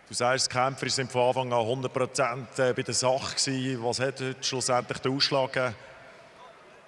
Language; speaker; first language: German; native; German